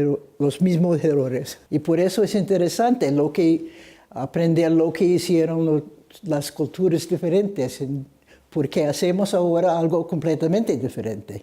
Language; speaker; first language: Spanish; non-native, fluent; English